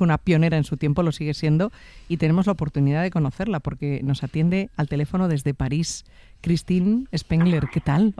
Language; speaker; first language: Spanish; native; Spanish